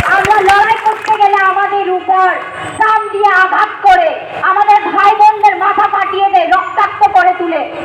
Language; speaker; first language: Bangla; non-native, local second language; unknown